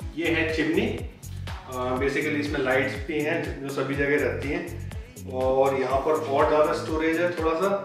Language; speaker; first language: Hindi; native; Hindi